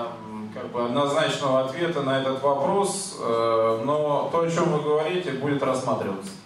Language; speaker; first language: Russian; native; Russian